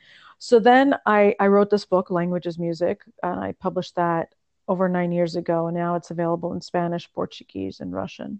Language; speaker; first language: English; early bilingual, other home language; Russian